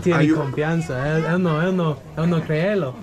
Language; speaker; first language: Spanish; non-native, learner; English